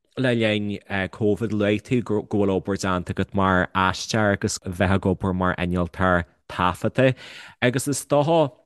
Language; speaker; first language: Irish; native; Irish